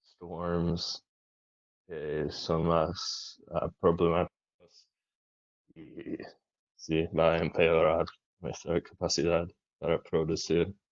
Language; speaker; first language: Spanish; non-native, learner; English